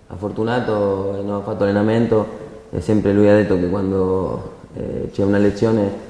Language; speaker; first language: Italian; non-native, learner; Spanish